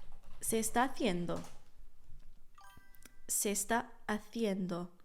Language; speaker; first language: Spanish; non-native, fluent; English